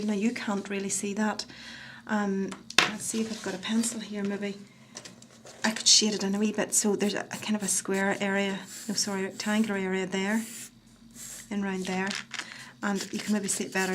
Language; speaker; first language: English; native; English